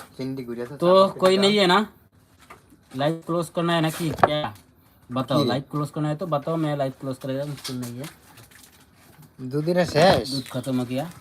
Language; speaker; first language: Hindi; non-native, learner; Bangla